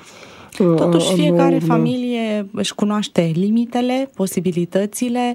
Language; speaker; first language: Romanian; native; Romanian